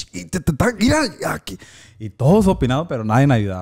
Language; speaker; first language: Spanish; early bilingual, heritage; Spanish